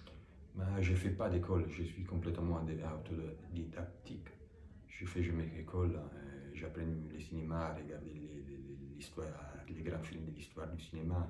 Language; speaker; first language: French; non-native, fluent; Italian